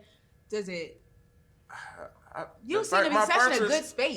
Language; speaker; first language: English; native; English